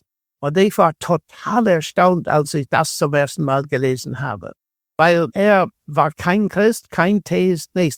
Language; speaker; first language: German; non-native, fluent; English